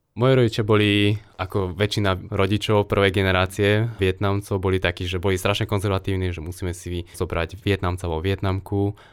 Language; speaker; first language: Slovak; early bilingual, other home language; Vietnamese